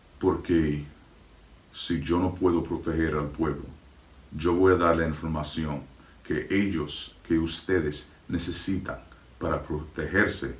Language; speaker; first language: Spanish; non-native, fluent; English